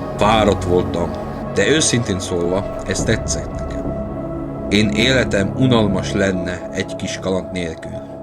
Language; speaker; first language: Hungarian; non-native, learner; Czech